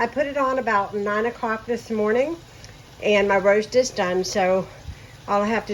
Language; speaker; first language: English; native; English